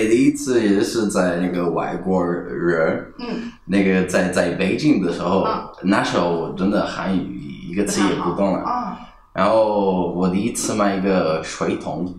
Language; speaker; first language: Chinese; non-native, fluent; Italian